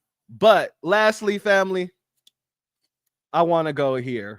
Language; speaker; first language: English; native; English